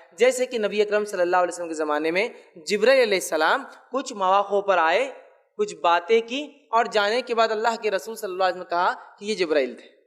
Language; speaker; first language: Urdu; native; Urdu